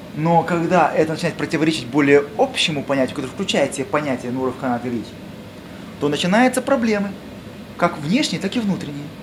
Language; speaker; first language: Russian; non-native, local second language; Kazakh